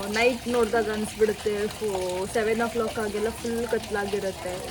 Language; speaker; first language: Kannada; non-native, local second language; Konkani